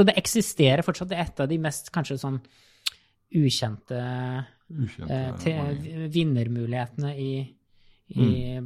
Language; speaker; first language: Norwegian; native; Norwegian